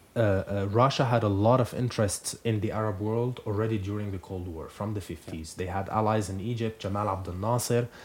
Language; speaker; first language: English; non-native, fluent; Arabic